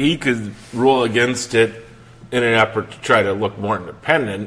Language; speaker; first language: English; native; English